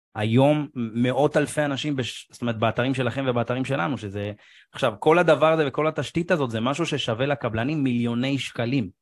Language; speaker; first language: Hebrew; native; Hebrew